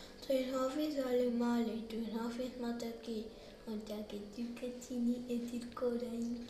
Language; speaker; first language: Welsh; non-native, learner; Spanish